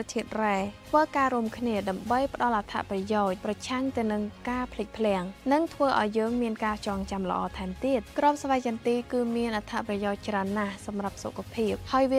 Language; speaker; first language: Khmer; native; Khmer